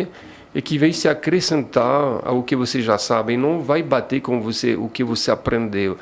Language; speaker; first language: Portuguese; non-native, fluent; French